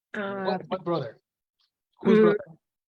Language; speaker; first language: English; non-native, local second language; Spanish